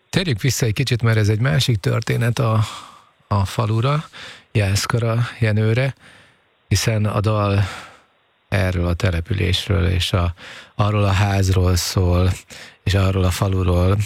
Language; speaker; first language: Hungarian; native; Hungarian